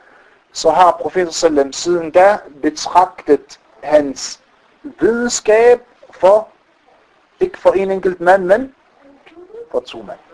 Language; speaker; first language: Danish; non-native, fluent; Arabic